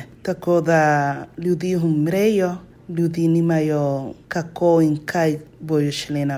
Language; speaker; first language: Slovenian; non-native, learner; Spanish